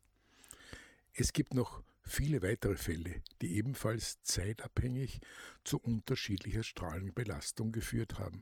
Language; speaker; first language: German; native; German